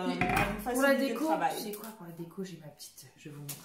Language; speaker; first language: French; native; French